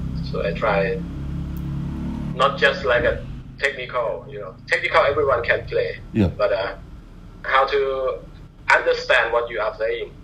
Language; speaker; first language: English; non-native, learner; Thai